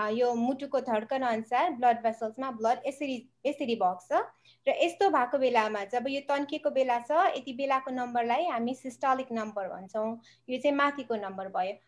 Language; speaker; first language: Nepali; native; Nepali